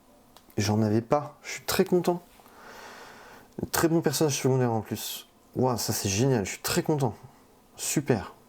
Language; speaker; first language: French; native; French